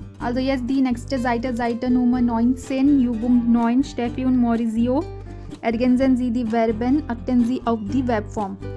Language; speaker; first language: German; non-native, fluent; Hindi